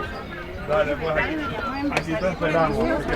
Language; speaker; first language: Spanish; native; Spanish